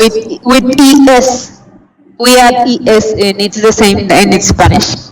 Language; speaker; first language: English; non-native, fluent; Spanish